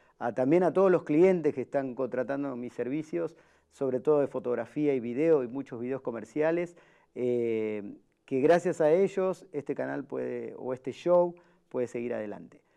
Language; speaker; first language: Spanish; native; Spanish